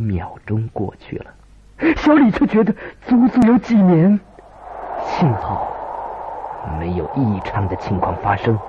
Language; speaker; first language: Chinese; native; Chinese